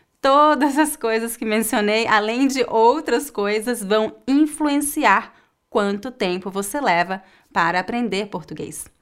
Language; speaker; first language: Portuguese; native; Portuguese